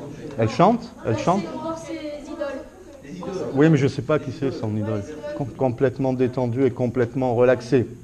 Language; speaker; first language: French; native; French